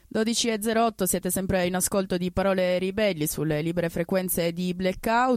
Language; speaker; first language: Italian; native; Italian